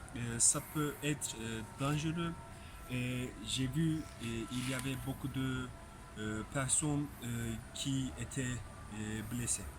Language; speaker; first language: French; non-native, learner; Turkish